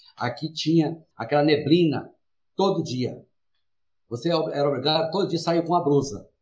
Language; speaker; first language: Portuguese; native; Portuguese